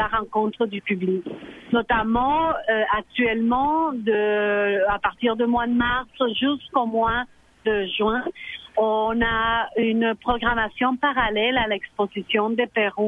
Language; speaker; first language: French; non-native, fluent; Spanish